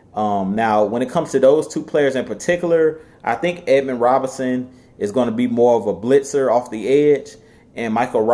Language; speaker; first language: English; native; English